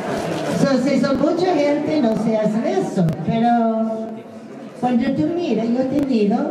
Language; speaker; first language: Spanish; non-native, fluent; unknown